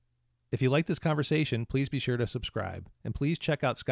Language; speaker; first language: English; native; English